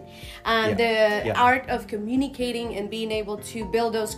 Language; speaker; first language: English; non-native, fluent; Spanish